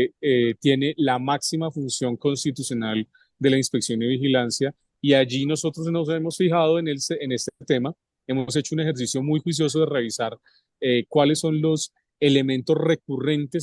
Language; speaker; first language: Spanish; native; Spanish